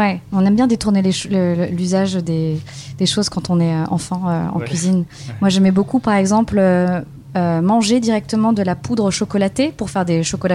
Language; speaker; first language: French; native; French